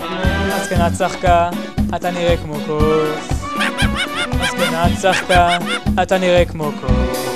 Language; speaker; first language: Hebrew; native; Hebrew